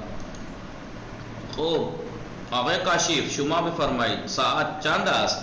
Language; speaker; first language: Persian; non-native, fluent; Urdu